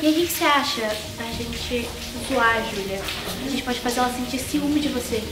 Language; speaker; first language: Portuguese; native; Portuguese